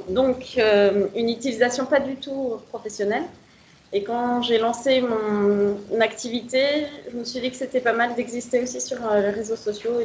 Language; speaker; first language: French; native; French